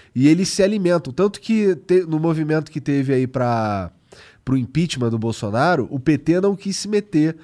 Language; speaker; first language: Portuguese; native; Portuguese